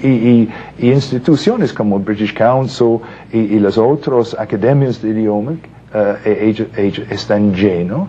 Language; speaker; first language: Spanish; non-native, fluent; English